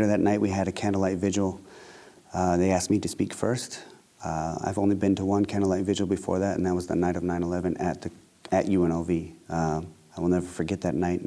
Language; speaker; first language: English; native; English